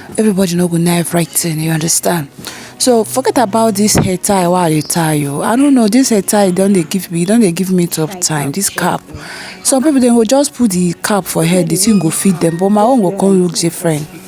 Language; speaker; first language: Nigerian Pidgin; native; Nigerian Pidgin